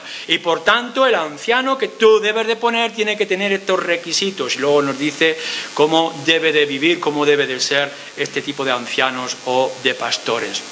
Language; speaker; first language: Spanish; native; Spanish